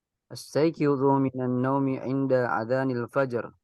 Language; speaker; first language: Arabic; non-native, learner; Indonesian